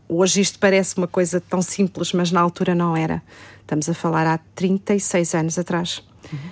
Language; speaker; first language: Portuguese; native; Portuguese